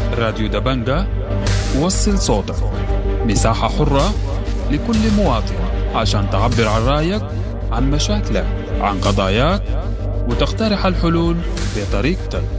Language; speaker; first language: Arabic; native; Arabic